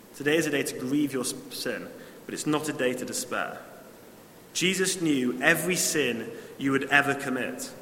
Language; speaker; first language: English; native; English